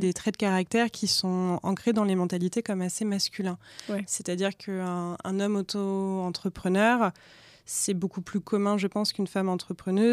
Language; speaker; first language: French; native; French